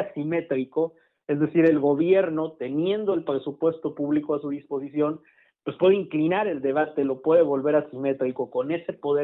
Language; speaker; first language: Spanish; native; Spanish